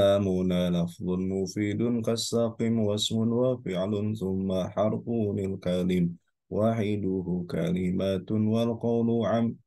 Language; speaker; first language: Arabic; non-native, fluent; Indonesian